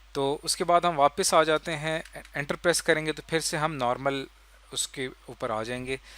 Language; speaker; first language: Urdu; native; Urdu